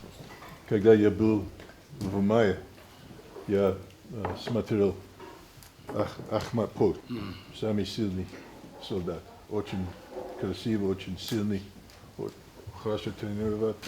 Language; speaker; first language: Russian; non-native, learner; English